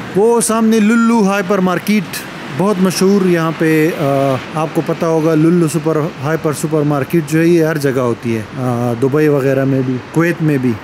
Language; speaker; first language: Urdu; native; Urdu